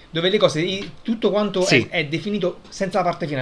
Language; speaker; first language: Italian; native; Italian